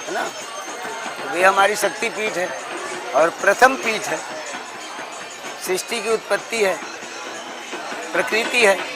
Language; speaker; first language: Hindi; native; Hindi